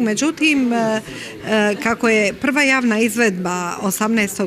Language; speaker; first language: Croatian; native; Croatian